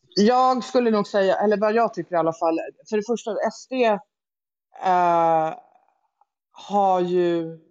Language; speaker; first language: Swedish; native; Swedish